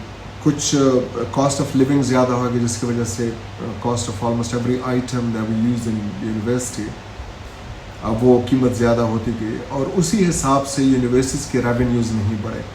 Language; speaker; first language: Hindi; non-native, local second language; Pashto